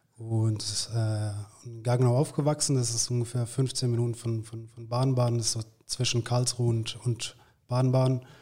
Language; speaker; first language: German; early bilingual, other home language; Turkish